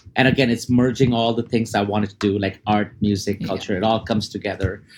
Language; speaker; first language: English; early bilingual, other home language; Arabic